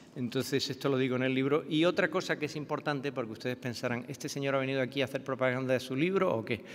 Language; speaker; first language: Spanish; native; Spanish